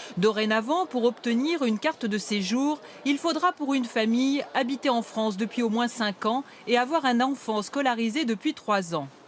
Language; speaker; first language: French; native; French